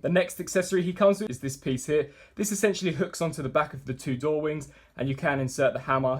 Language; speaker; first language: English; native; English